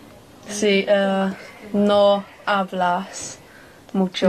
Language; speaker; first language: Spanish; non-native, learner; English